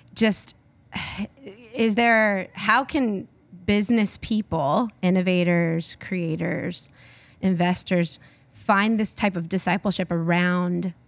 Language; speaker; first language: English; early bilingual, other home language; Filipino